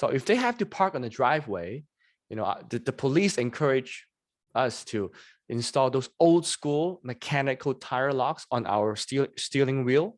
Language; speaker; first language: English; non-native, local second language; Cantonese